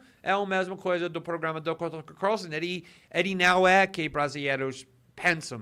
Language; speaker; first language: Portuguese; non-native, fluent; English